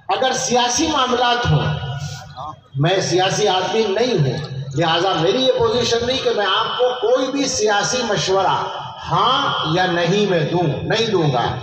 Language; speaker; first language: Urdu; native; Urdu